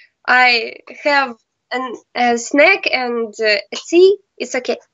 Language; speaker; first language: English; non-native, learner; Russian